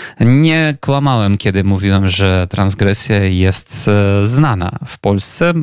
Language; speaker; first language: Polish; non-native, fluent; Ukrainian